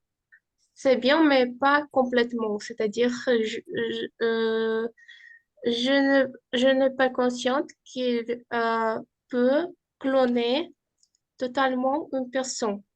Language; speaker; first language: French; non-native, fluent; Uzbek